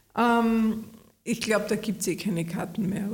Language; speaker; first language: German; native; German